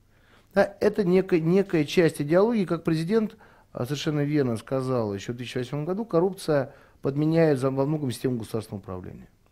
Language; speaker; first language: Russian; native; Russian